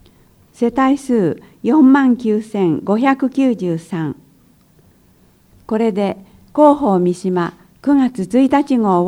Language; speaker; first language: Japanese; native; Japanese